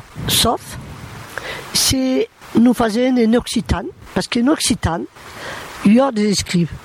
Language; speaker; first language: French; non-native, local second language; Occitan